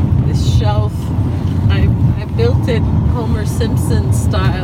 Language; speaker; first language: English; non-native, fluent; French